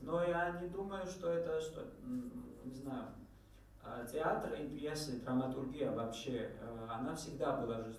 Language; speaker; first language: Czech; non-native, learner; Georgian